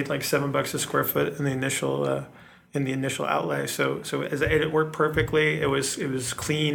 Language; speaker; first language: English; native; English